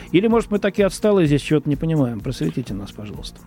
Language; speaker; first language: Russian; native; Russian